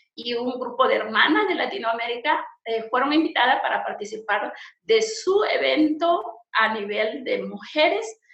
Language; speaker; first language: Spanish; native; Spanish